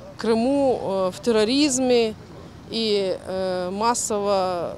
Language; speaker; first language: Ukrainian; non-native, local second language; Crimean Tatar